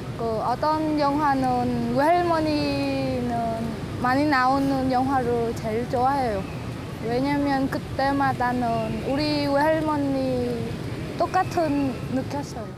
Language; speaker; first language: Korean; non-native, learner; Vietnamese